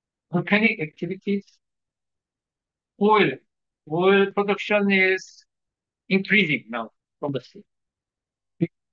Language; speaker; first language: English; non-native, fluent; Korean